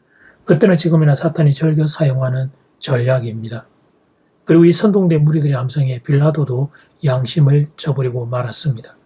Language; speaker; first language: Korean; native; Korean